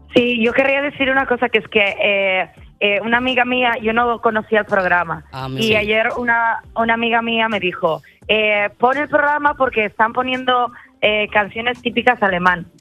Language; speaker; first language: Spanish; non-native, fluent; German